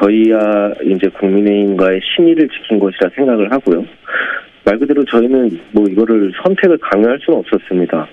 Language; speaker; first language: Korean; native; Korean